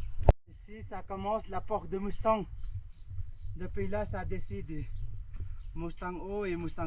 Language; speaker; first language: French; non-native, fluent; Nepali